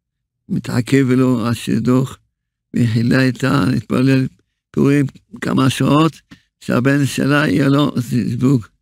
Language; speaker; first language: Hebrew; early bilingual, other home language; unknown